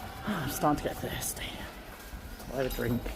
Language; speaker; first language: English; native; English